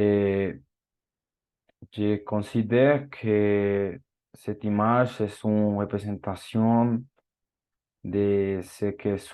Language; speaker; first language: French; non-native, learner; Spanish